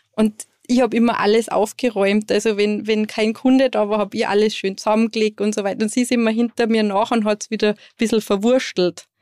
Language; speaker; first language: German; native; German